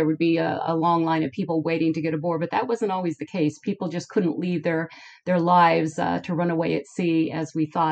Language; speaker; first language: English; native; English